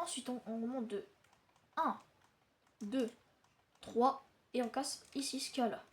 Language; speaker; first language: French; native; French